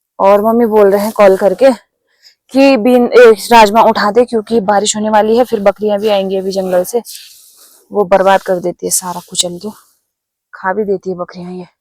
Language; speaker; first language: Hindi; non-native, local second language; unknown